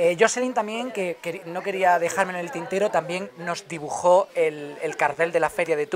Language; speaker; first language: Spanish; native; Spanish